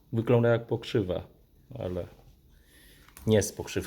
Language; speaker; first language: Polish; non-native, fluent; Vietnamese